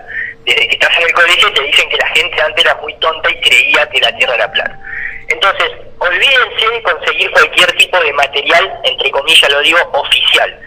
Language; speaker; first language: Spanish; native; Spanish